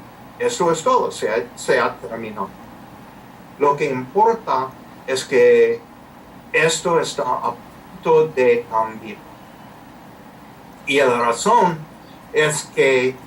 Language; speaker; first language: Spanish; non-native, fluent; English